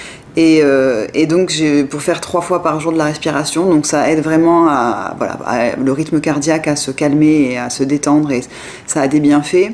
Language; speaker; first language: French; native; French